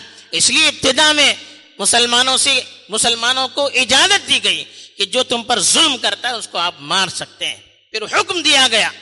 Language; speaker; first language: Urdu; native; Urdu